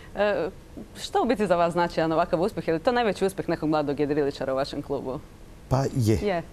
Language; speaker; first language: Croatian; native; Croatian